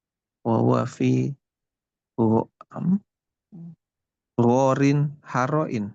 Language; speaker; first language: Arabic; non-native, learner; Indonesian